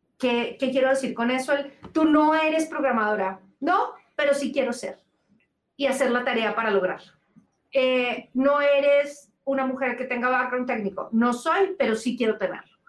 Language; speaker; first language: Spanish; native; Spanish